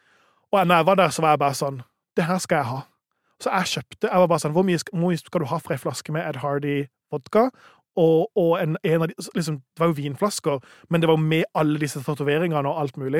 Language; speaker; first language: Norwegian; native; Norwegian